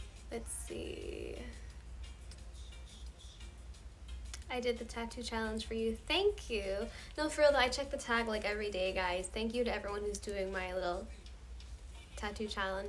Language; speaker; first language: English; native; English